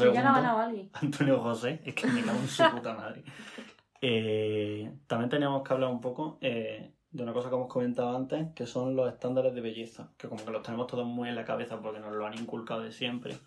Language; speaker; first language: Spanish; native; Spanish